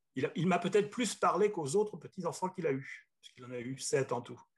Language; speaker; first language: French; native; French